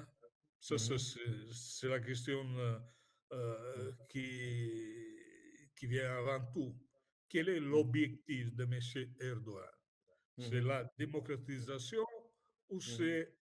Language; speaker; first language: French; non-native, fluent; Italian